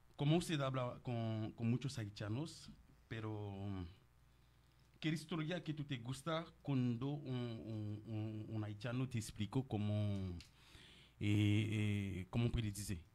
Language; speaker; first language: Spanish; non-native, learner; Haitian Creole